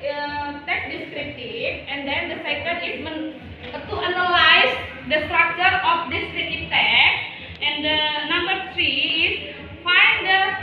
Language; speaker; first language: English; non-native, fluent; Indonesian